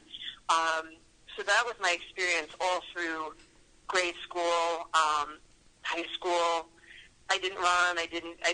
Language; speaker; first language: English; native; English